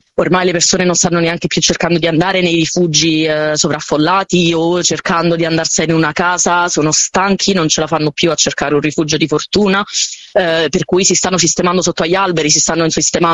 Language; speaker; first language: Italian; native; Italian